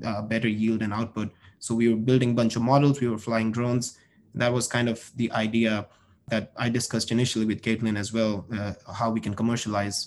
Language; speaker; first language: English; non-native, local second language; Hindi